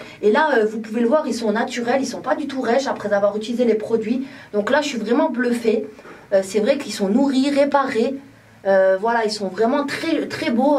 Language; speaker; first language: French; native; French